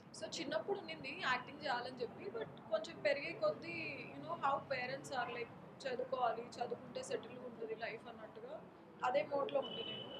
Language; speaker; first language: Telugu; non-native, local second language; Marathi